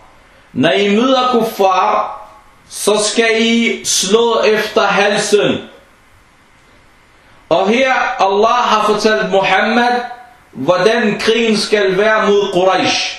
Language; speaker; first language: Danish; non-native, fluent; Arabic